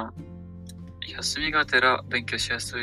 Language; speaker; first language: Japanese; non-native, learner; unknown